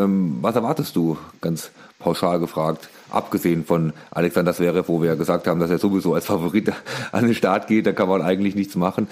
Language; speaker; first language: German; native; German